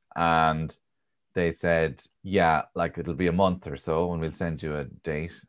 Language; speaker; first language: English; native; English